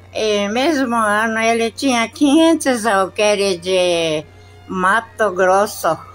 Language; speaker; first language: Portuguese; non-native, local second language; Japanese